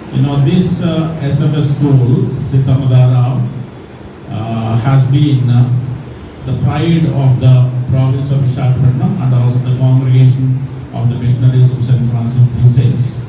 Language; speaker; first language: English; non-native, local second language; Telugu